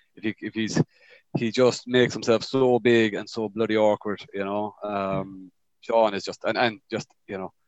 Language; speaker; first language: English; native; English